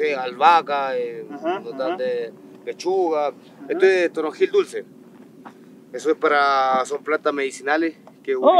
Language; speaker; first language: Spanish; native; Spanish